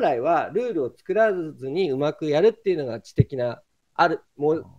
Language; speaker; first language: Japanese; native; Japanese